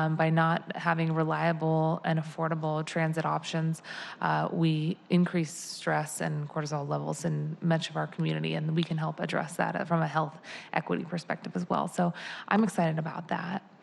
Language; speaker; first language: English; native; English